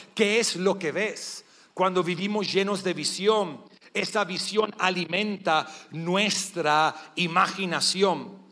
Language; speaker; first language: Spanish; non-native, fluent; English